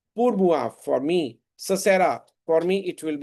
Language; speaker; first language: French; non-native, fluent; Hindi